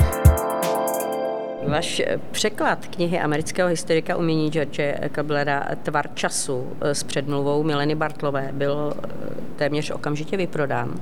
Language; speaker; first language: Czech; native; Czech